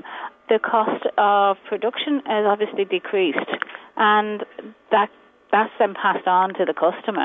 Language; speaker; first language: English; native; English